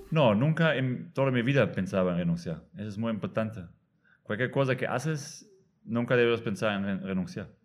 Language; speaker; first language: Spanish; non-native, fluent; German